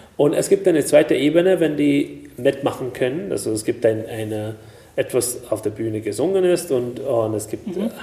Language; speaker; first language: German; non-native, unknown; Hungarian